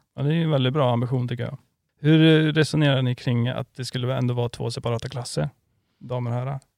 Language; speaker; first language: Swedish; native; Swedish